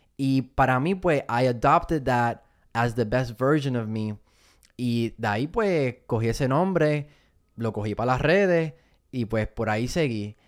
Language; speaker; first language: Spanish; native; Spanish